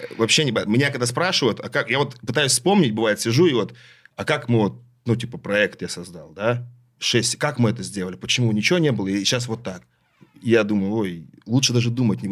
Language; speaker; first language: Russian; native; Russian